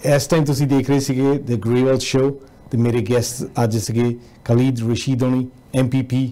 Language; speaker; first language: Punjabi; native; Punjabi